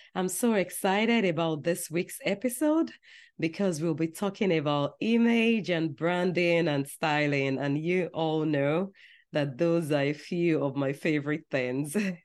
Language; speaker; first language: English; non-native, local second language; Yoruba